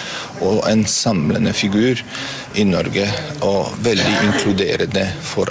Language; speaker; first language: Norwegian; non-native, fluent; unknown